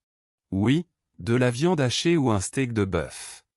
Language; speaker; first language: French; non-native, local second language; Arabic